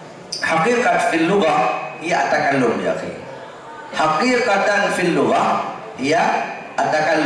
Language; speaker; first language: Arabic; non-native, fluent; Indonesian